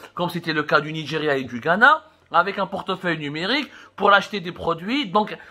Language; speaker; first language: French; non-native, local second language; Arabic